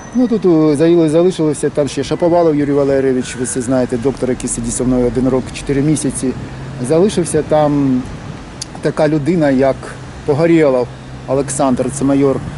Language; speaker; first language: Ukrainian; native; Ukrainian